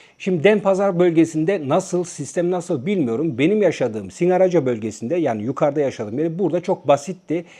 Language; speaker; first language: Turkish; native; Turkish